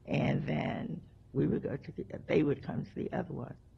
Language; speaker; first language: English; native; English